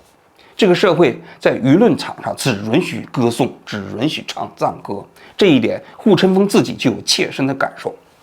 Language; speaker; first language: Chinese; native; Chinese